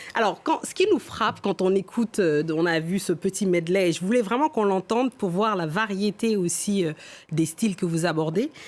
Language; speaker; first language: French; native; French